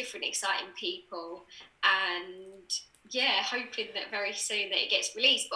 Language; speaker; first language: English; native; English